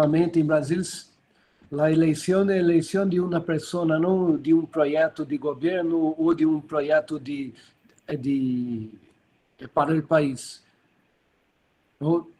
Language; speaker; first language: Spanish; non-native, learner; Portuguese